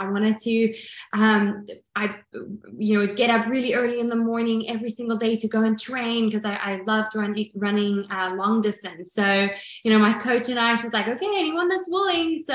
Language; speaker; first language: English; non-native, local second language; Afrikaans